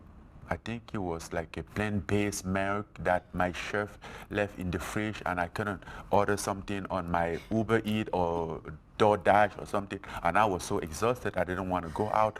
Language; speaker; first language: English; non-native, fluent; French